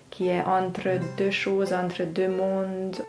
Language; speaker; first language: French; non-native, fluent; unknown